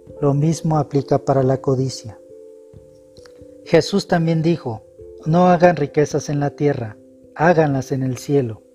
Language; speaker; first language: Spanish; native; Spanish